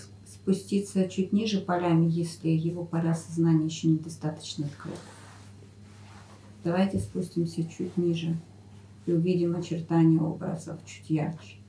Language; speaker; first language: Russian; native; Russian